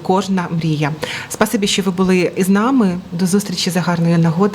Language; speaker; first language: Ukrainian; native; Ukrainian